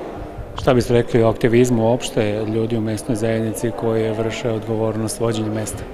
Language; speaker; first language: Serbian; native; Serbian